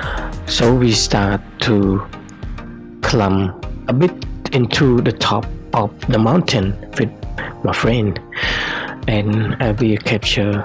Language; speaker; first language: English; non-native, learner; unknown